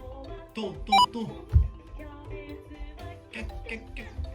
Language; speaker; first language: Japanese; native; Japanese